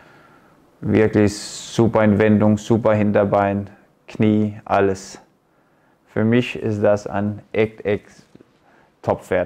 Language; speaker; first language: German; non-native, fluent; Danish